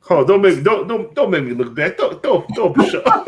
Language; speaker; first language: English; native; English